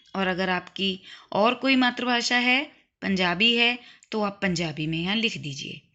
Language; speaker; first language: Hindi; native; Hindi